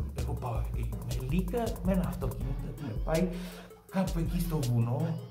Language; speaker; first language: Greek; non-native, fluent; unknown